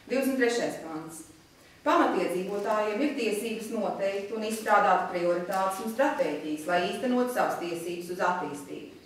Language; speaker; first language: Latvian; native; Latvian